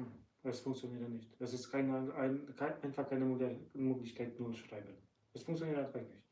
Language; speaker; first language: German; non-native, learner; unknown